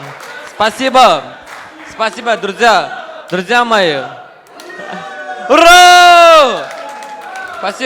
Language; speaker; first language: Russian; non-native, learner; Turkmen